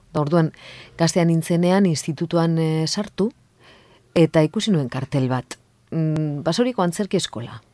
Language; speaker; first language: Basque; non-native, local second language; Spanish